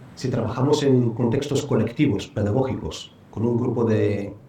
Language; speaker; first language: Spanish; non-native, fluent; Bulgarian